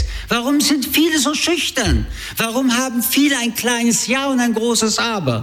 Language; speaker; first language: German; early bilingual, other home language; French